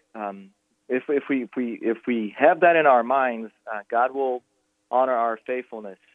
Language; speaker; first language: English; non-native, fluent; Portuguese